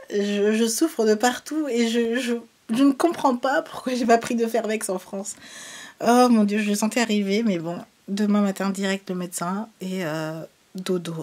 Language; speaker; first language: French; native; French